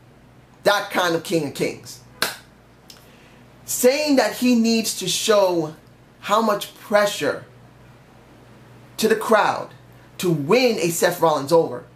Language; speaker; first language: English; native; English